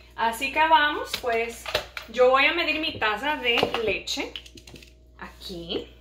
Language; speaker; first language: Spanish; early bilingual, heritage; Spanish